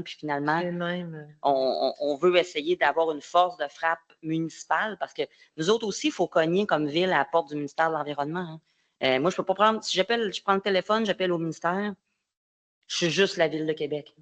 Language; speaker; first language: French; native; French